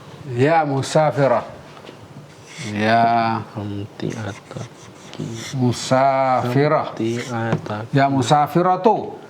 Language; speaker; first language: Arabic; non-native, fluent; Indonesian